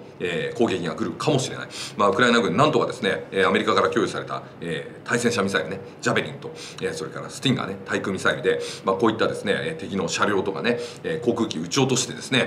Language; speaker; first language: Japanese; native; Japanese